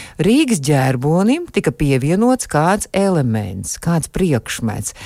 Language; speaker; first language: Latvian; native; Latvian